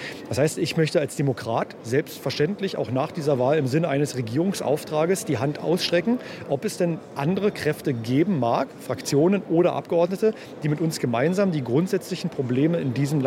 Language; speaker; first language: German; native; German